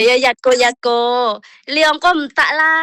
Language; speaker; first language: Chinese; non-native, learner; Indonesian